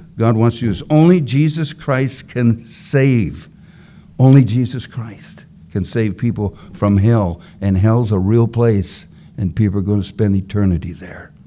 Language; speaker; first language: English; native; English